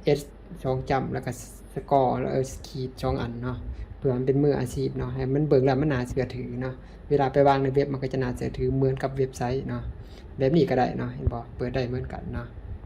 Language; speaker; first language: Lao; native; Lao